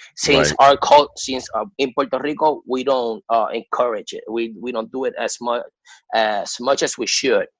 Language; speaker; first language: English; non-native, fluent; Spanish